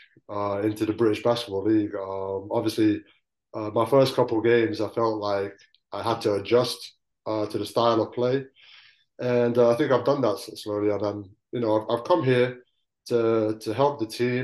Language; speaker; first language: English; native; English